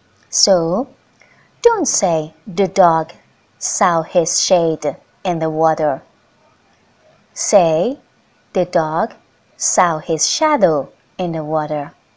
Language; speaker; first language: English; non-native, fluent; Persian